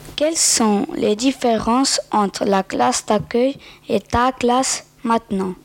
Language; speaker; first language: French; native; French